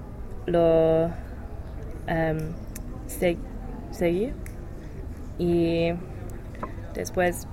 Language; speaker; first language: Spanish; non-native, learner; English